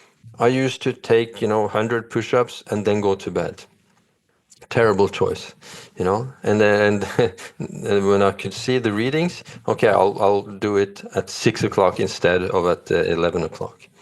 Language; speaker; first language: English; non-native, fluent; Norwegian